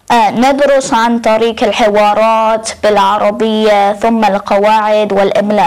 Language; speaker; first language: Arabic; non-native, learner; English